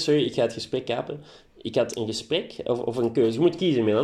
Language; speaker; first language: Dutch; native; Dutch